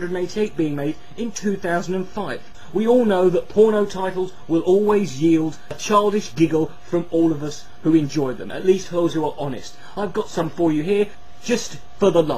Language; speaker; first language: English; native; English